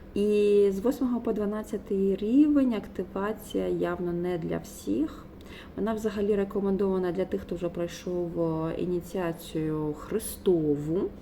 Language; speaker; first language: Ukrainian; non-native, local second language; Russian